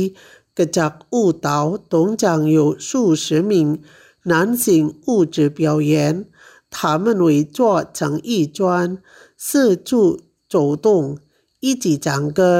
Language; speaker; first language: Chinese; non-native, fluent; Indonesian